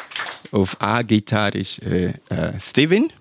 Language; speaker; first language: German; non-native, learner; English